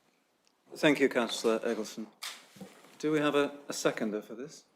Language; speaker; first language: English; native; English